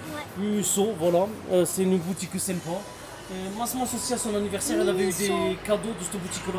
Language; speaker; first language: French; native; French